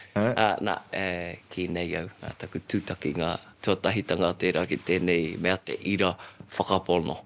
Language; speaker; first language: Māori; non-native, local second language; English